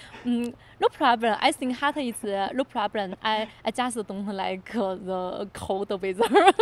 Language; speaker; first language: English; non-native, learner; Chinese